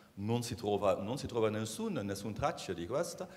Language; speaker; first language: Italian; non-native, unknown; Dutch